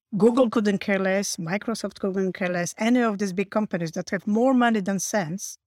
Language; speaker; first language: English; non-native, fluent; Polish